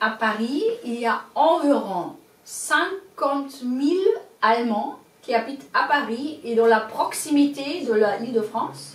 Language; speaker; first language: French; non-native, fluent; German